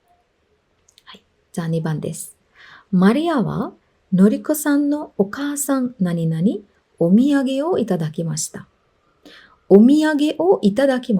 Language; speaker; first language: Japanese; non-native, fluent; Sinhala